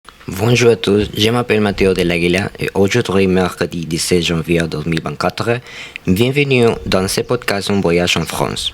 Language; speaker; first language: French; non-native, learner; Spanish